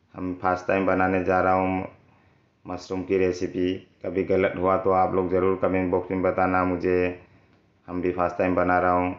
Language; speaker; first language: Hindi; non-native, local second language; Manipuri